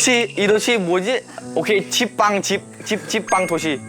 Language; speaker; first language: Korean; non-native, learner; Japanese